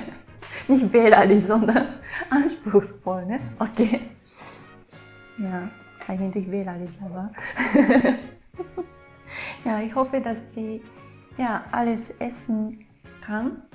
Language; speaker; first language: German; non-native, fluent; Japanese